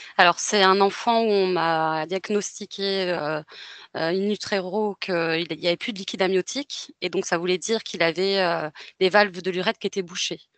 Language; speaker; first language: French; native; French